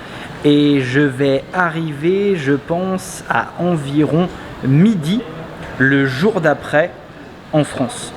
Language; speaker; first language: French; native; French